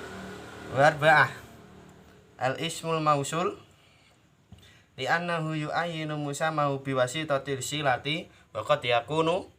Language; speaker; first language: Arabic; non-native, learner; Indonesian